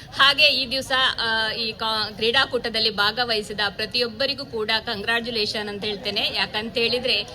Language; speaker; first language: Kannada; native; Kannada